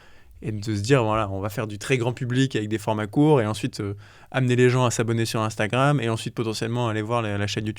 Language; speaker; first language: French; native; French